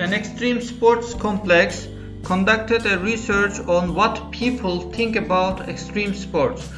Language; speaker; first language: English; non-native, fluent; Turkish